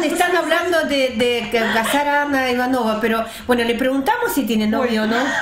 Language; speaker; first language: Spanish; early bilingual, heritage; Russian